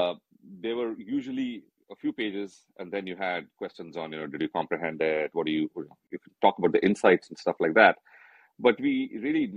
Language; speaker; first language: English; non-native, local second language; Hindi